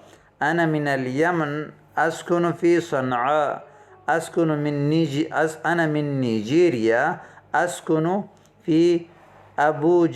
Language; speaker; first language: Arabic; non-native, fluent; Urdu